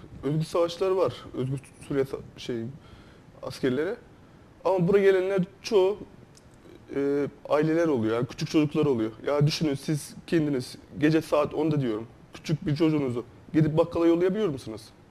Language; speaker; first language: Turkish; non-native, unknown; Arabic